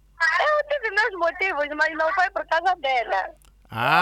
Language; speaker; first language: Portuguese; non-native, local second language; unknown